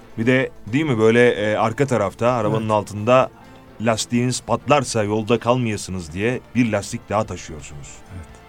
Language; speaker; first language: Turkish; native; Turkish